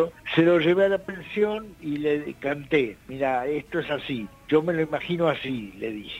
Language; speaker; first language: Spanish; native; Spanish